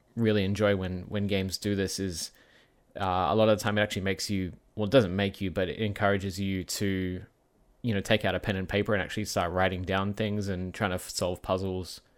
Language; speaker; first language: English; native; English